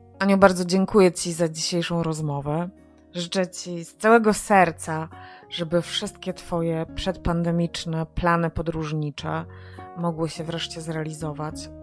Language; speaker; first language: Polish; native; Polish